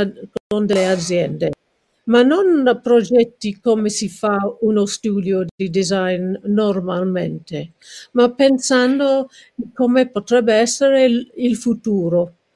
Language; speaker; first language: Italian; non-native, learner; English